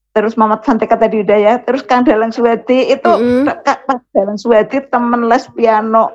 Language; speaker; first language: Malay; non-native, local second language; Javanese